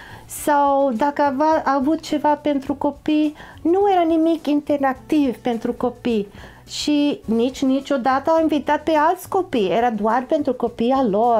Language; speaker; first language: Romanian; non-native, learner; English